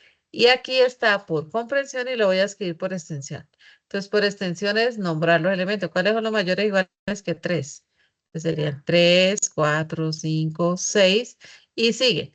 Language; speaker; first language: Spanish; native; Spanish